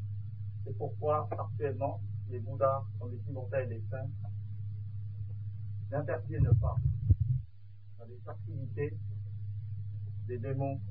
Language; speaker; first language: French; non-native, fluent; Vietnamese